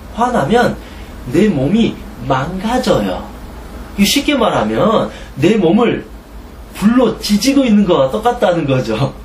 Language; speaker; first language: Korean; native; Korean